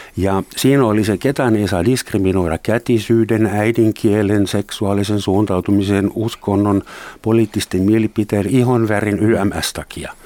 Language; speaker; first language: Finnish; non-native, fluent; German